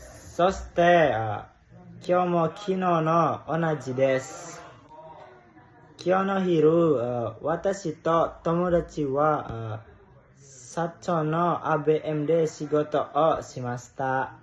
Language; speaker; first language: Japanese; non-native, learner; Indonesian